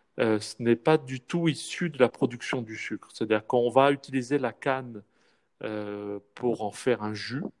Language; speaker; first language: French; native; French